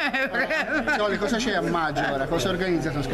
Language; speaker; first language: Italian; native; Italian